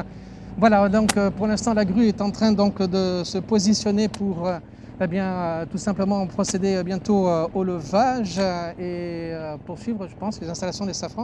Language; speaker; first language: French; native; French